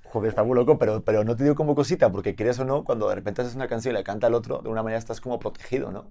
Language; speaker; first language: Spanish; native; Spanish